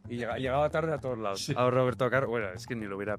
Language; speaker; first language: Spanish; native; Spanish